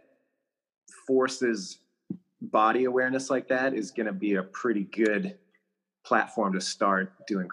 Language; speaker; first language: English; native; English